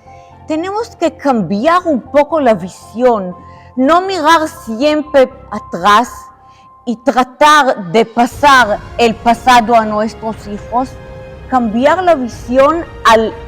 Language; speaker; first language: Spanish; non-native, fluent; Hebrew